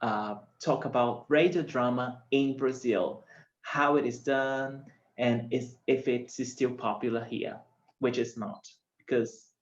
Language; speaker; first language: English; non-native, fluent; Portuguese